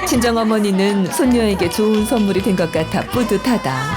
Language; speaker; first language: Korean; native; Korean